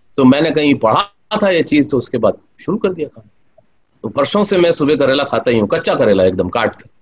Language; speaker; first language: Hindi; native; Hindi